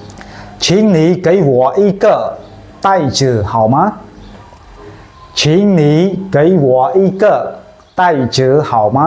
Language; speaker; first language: Chinese; non-native, fluent; Khmer